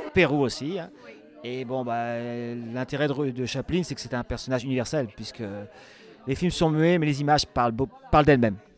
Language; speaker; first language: French; native; French